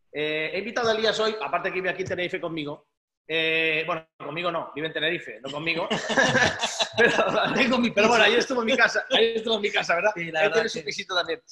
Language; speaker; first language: Spanish; native; Spanish